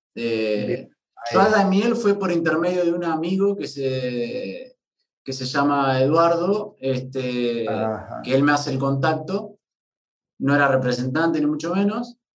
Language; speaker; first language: Spanish; native; Spanish